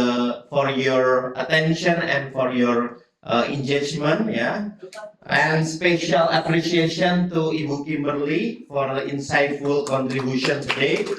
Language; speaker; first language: English; non-native, local second language; Indonesian